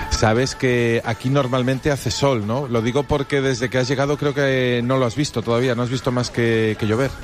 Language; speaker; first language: Spanish; native; Spanish